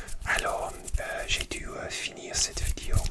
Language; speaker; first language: French; non-native, learner; English